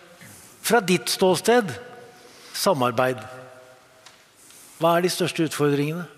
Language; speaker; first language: Norwegian; native; Norwegian